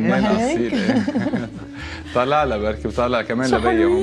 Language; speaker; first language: Arabic; native; Arabic